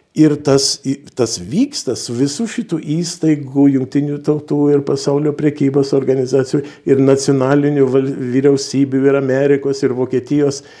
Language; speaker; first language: Lithuanian; early bilingual, heritage; Lithuanian